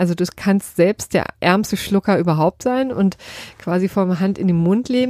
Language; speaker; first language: German; native; German